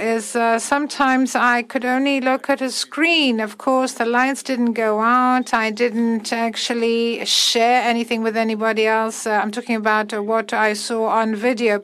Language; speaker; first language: English; non-native, fluent; German